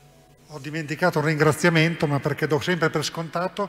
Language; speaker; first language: Italian; native; Italian